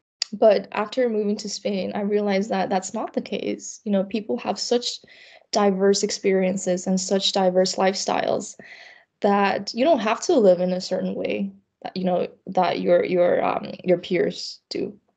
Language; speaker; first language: English; early bilingual, other home language; Chinese